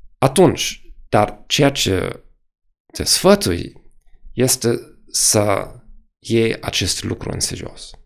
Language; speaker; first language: Romanian; non-native, fluent; German